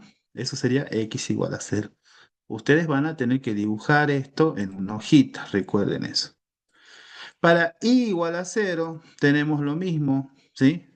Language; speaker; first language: Spanish; native; Spanish